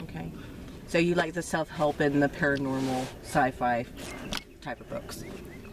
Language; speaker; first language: English; native; English